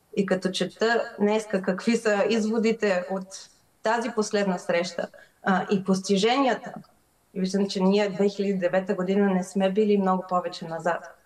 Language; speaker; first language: Bulgarian; early bilingual, heritage; Bulgarian